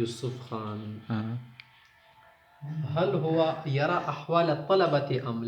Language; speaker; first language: Arabic; non-native, fluent; Urdu